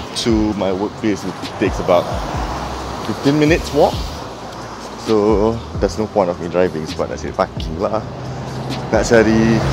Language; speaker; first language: English; non-native, local second language; Malay